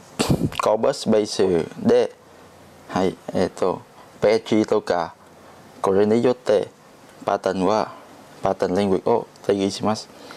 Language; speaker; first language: Japanese; non-native, learner; Vietnamese